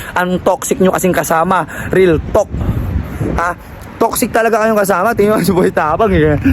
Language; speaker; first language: Filipino; non-native, local second language; Pampanga